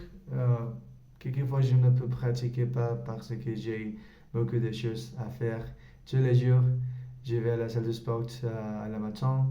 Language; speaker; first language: French; non-native, learner; Spanish